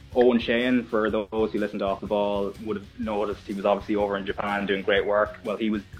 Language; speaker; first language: English; native; English